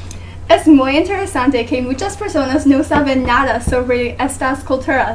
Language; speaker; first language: Spanish; non-native, learner; English